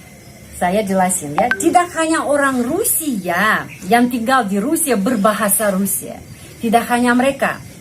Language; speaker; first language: Indonesian; non-native, fluent; Russian